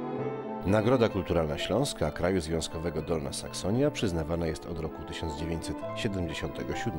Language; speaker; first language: Polish; native; Polish